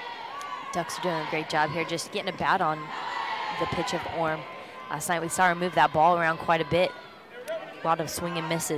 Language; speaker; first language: English; native; English